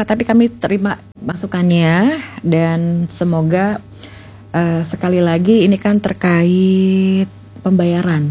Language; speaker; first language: Indonesian; native; Indonesian